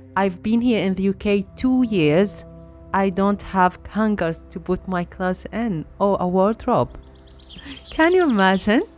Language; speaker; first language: English; non-native, fluent; Arabic